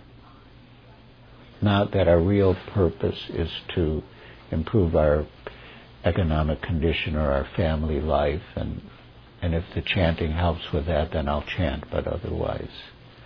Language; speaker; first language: English; native; English